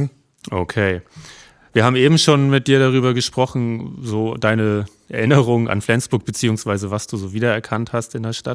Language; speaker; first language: German; native; German